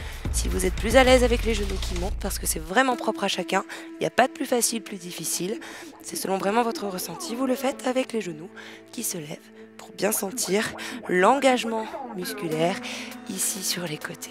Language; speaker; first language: French; native; French